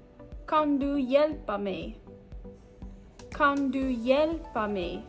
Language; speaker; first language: Swedish; non-native, learner; English